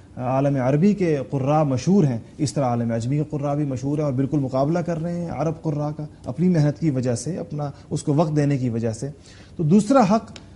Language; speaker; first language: Urdu; non-native, local second language; Pashto